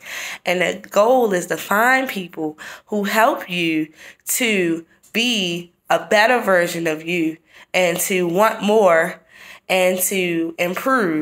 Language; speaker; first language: English; native; English